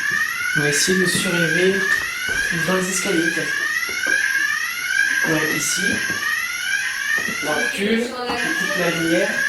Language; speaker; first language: French; native; French